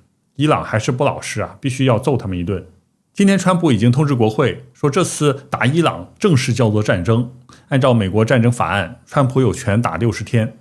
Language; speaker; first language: Chinese; native; Chinese